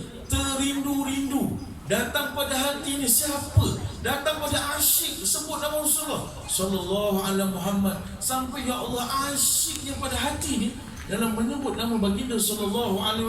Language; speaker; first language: Malay; native; Malay